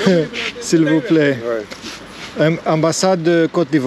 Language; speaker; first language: French; non-native, learner; Romanian